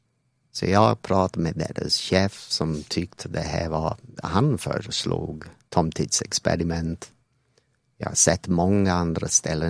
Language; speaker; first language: Swedish; non-native, fluent; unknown